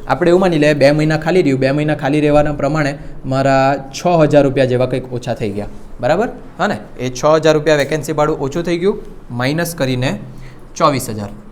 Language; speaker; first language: Gujarati; non-native, local second language; Hindi